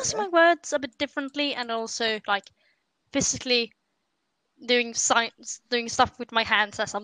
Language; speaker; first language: English; non-native, fluent; Swedish